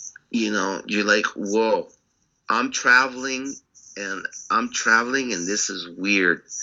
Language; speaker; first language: English; native; English